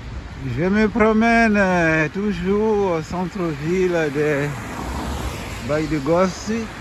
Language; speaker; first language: French; non-native, fluent; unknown